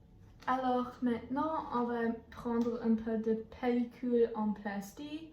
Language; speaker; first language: French; non-native, learner; English